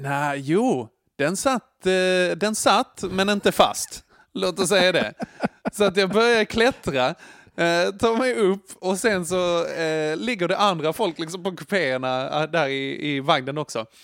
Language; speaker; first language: Swedish; native; Swedish